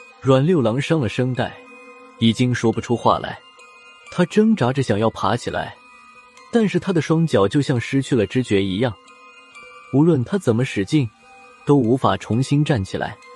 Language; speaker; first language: Chinese; native; Chinese